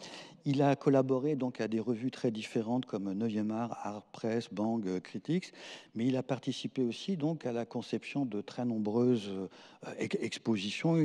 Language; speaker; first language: French; native; French